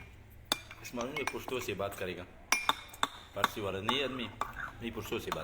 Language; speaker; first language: Hindi; non-native, learner; Pashto